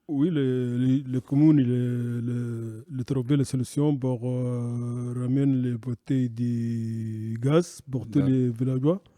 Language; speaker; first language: French; non-native, learner; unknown